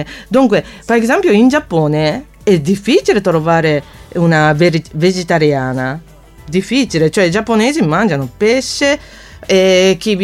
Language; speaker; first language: Italian; non-native, fluent; Japanese